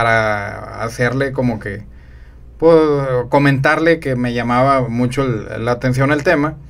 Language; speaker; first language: Spanish; native; Spanish